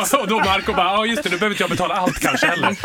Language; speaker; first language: Swedish; native; Swedish